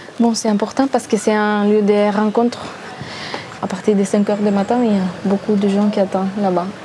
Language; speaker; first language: French; non-native, fluent; Spanish